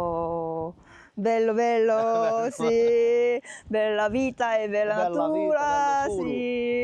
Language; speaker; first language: Italian; non-native, learner; Korean